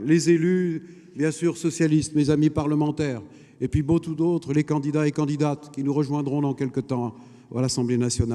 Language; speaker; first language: French; native; French